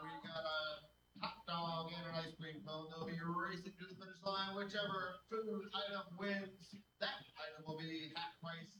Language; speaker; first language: English; native; English